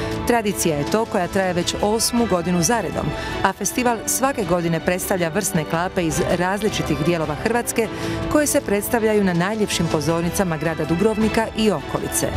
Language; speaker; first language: Serbian; native; Serbian